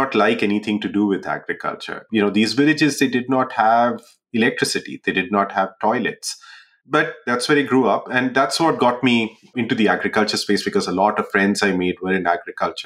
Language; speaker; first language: English; non-native, local second language; Hindi